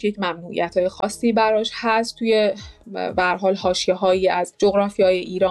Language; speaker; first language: Persian; native; Persian